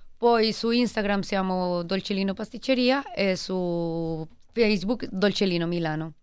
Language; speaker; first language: Italian; non-native, fluent; Spanish